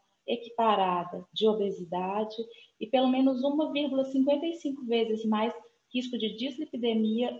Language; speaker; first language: Portuguese; native; Portuguese